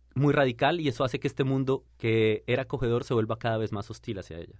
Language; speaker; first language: Spanish; native; Spanish